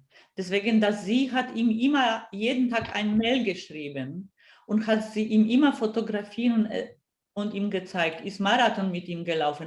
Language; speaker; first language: German; non-native, fluent; Polish